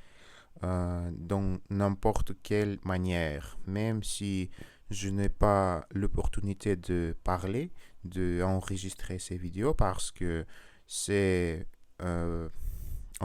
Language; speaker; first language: French; non-native, learner; Russian